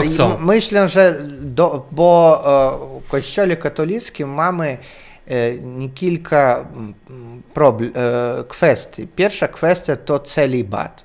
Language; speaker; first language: Polish; non-native, learner; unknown